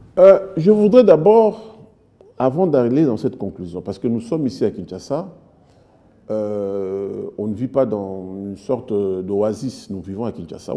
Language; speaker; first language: French; non-native, local second language; Lingala